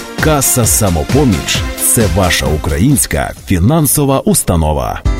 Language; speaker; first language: Ukrainian; native; Ukrainian